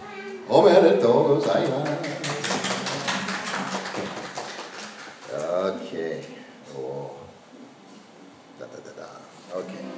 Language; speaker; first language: Japanese; non-native, learner; English